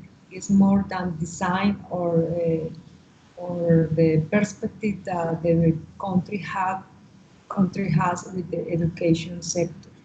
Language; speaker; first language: English; non-native, learner; Spanish